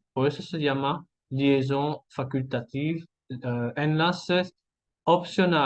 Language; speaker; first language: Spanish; non-native, fluent; French